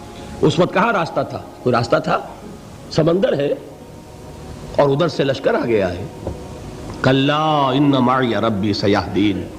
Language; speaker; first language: Urdu; native; Urdu